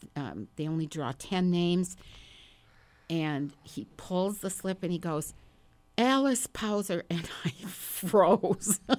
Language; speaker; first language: English; native; English